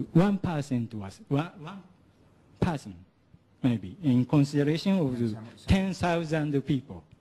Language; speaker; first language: English; non-native, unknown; Japanese